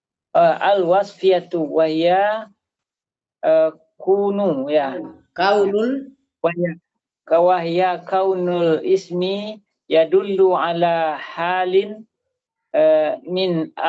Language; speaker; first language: Arabic; non-native, learner; Indonesian